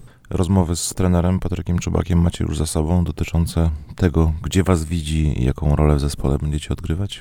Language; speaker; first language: Polish; native; Polish